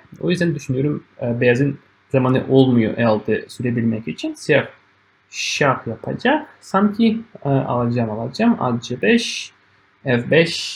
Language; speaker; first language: Turkish; non-native, fluent; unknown